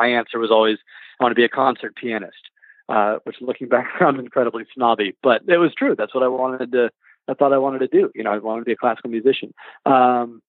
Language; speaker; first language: English; native; English